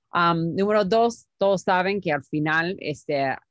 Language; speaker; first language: Spanish; non-native, fluent; English